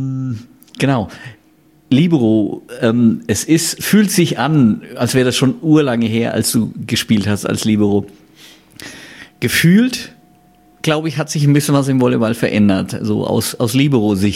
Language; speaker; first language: German; native; German